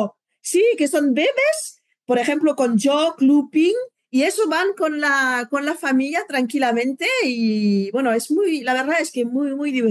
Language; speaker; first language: Spanish; non-native, fluent; French